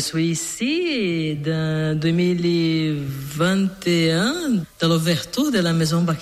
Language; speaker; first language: French; non-native, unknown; Portuguese